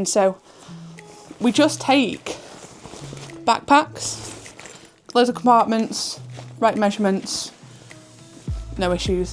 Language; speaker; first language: English; native; English